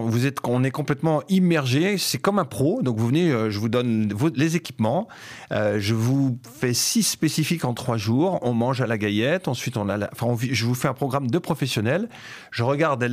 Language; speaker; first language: French; native; French